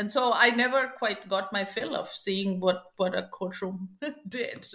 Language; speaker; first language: English; non-native, local second language; Bangla